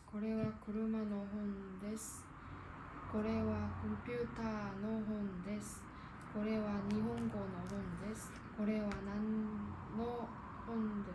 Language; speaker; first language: Japanese; non-native, learner; Korean